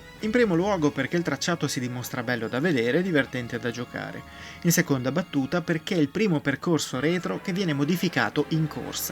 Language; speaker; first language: Italian; native; Italian